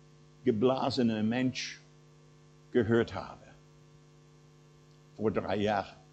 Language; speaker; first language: German; non-native, fluent; English